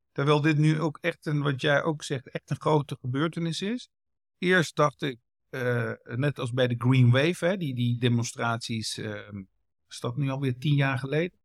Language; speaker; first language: Dutch; early bilingual, other home language; Kurdish